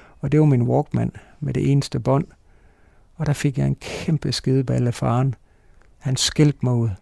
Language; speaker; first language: Danish; native; Danish